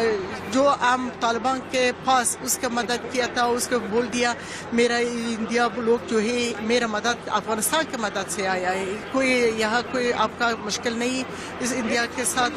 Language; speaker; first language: Hindi; non-native, learner; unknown